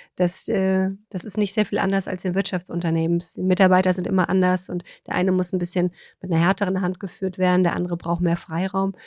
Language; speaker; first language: German; native; German